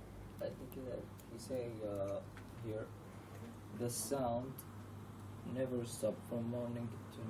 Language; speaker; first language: English; non-native, learner; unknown